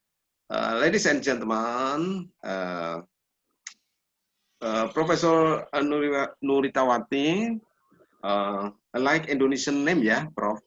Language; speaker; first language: English; non-native, learner; Indonesian